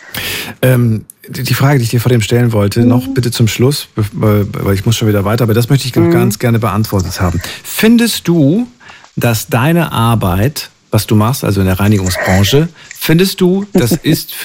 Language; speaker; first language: German; native; German